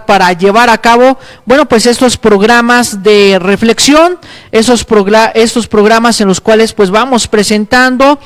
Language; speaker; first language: Spanish; native; Spanish